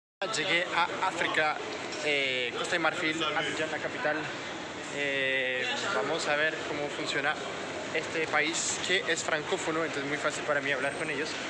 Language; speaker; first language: Spanish; non-native, fluent; French